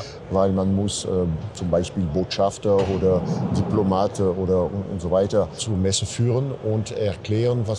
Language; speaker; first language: German; non-native, fluent; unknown